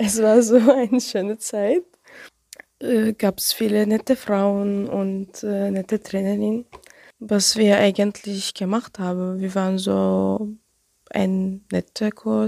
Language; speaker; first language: German; non-native, learner; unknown